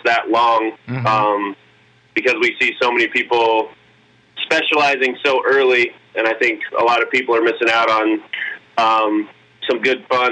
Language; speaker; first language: English; native; English